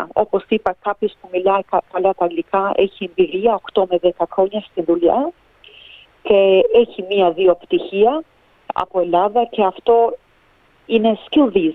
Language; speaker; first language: Greek; early bilingual, heritage; Greek